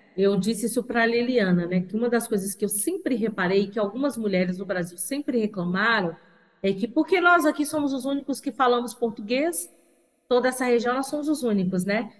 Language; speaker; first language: Portuguese; native; Portuguese